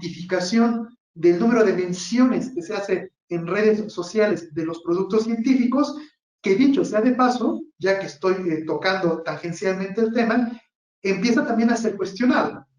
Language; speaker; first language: Spanish; native; Spanish